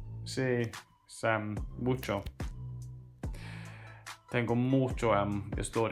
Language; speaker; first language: Spanish; non-native, fluent; English